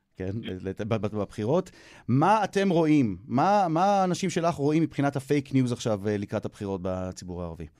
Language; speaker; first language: Hebrew; native; Hebrew